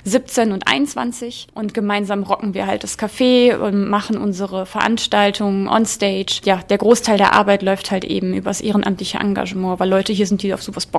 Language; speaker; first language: German; native; German